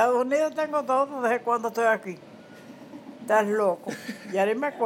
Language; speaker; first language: Spanish; native; Spanish